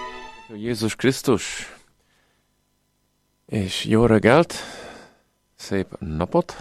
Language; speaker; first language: Hungarian; non-native, fluent; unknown